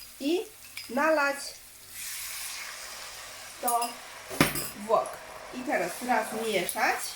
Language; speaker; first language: Polish; non-native, learner; Chinese